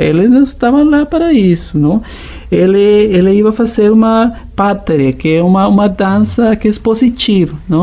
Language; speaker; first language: Portuguese; non-native, fluent; Spanish